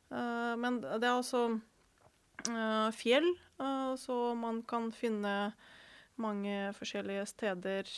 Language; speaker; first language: Norwegian; non-native, fluent; Ukrainian